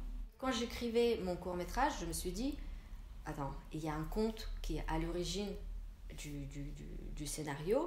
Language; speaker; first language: French; non-native, fluent; Russian